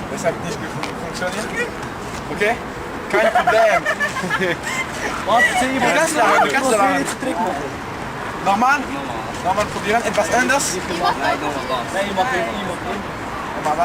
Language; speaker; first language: German; non-native, learner; French